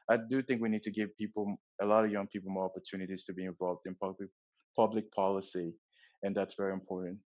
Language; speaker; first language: English; non-native, local second language; Yoruba